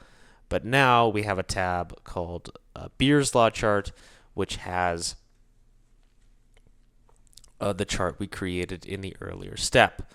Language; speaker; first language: English; native; English